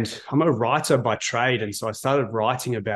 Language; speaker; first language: English; native; English